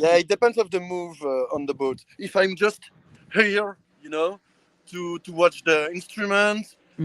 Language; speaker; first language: English; non-native, learner; French